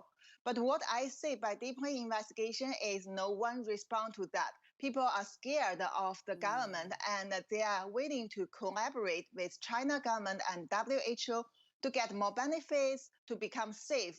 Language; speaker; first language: English; non-native, fluent; Chinese